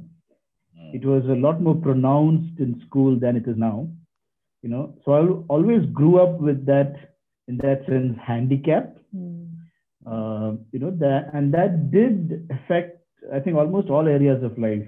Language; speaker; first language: English; non-native, local second language; Malayalam